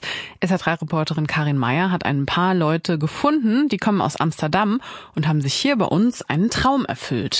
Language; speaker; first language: German; native; German